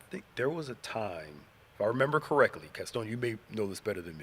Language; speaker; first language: English; native; English